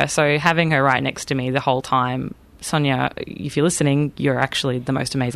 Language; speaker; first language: English; native; English